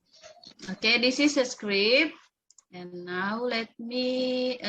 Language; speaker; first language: English; non-native, local second language; Indonesian